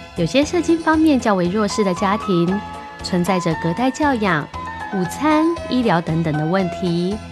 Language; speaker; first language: Chinese; native; Chinese